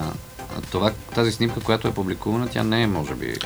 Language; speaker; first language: Bulgarian; native; Bulgarian